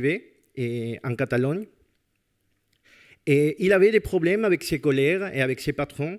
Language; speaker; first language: French; non-native, fluent; Spanish